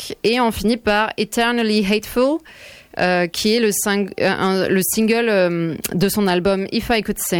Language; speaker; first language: French; native; French